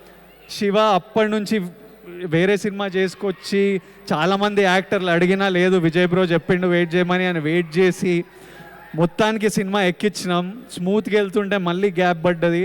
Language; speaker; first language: Telugu; native; Telugu